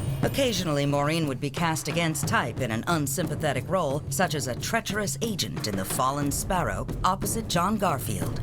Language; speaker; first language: English; native; English